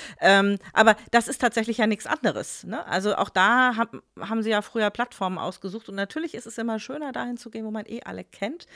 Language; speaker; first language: German; native; German